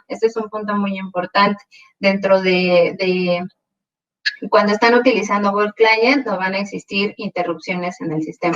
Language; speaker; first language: Spanish; native; Spanish